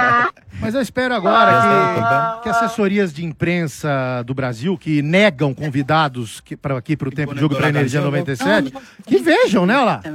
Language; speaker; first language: Portuguese; native; Portuguese